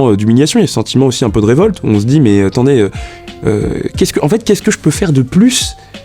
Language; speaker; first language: French; native; French